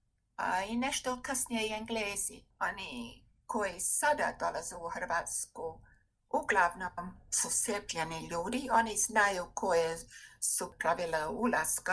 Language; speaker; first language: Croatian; non-native, fluent; English